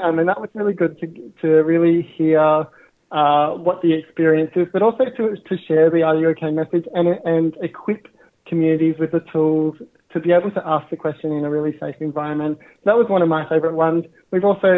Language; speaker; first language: English; native; English